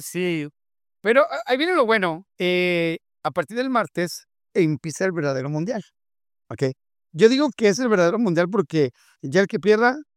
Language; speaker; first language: Spanish; native; Spanish